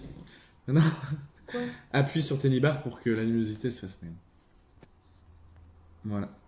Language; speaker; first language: French; native; French